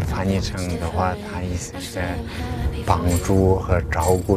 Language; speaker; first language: Chinese; non-native, fluent; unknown